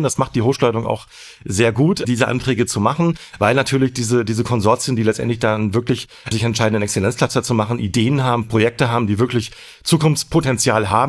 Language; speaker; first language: German; native; German